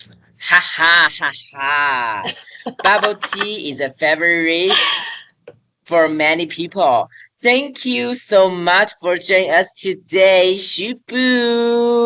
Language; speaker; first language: English; non-native, learner; Chinese